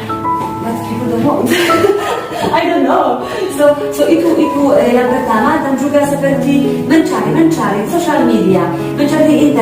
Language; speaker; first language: Indonesian; non-native, fluent; Polish